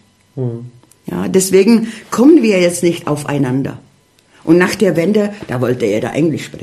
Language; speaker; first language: German; early bilingual, heritage; Czech